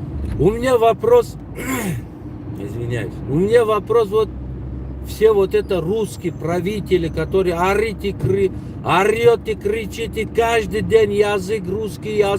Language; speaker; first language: Russian; non-native, local second language; Tajik